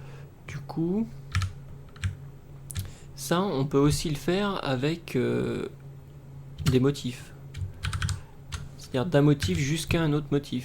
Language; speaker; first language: French; native; French